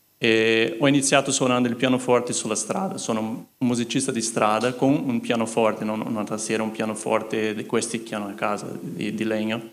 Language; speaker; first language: Italian; non-native, fluent; Portuguese